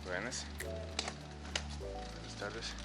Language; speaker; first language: Spanish; non-native, learner; Ukrainian